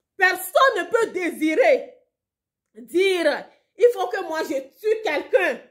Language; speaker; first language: French; non-native, local second language; Ewe